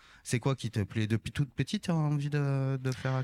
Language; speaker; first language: French; native; French